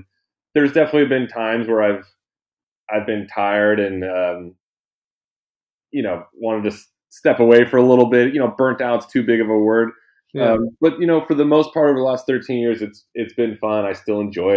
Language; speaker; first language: English; native; English